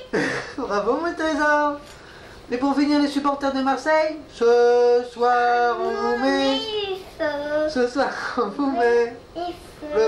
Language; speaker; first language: French; native; French